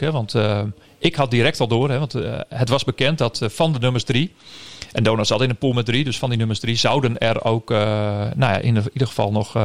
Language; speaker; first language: Dutch; native; Dutch